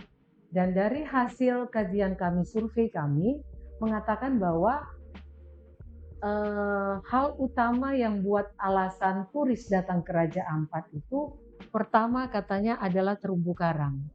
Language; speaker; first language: Indonesian; native; Indonesian